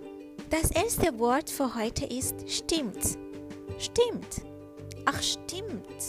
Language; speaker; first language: German; non-native, fluent; Persian